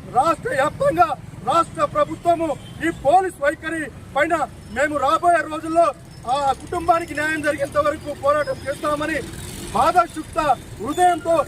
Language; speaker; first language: Telugu; non-native, local second language; Lambadi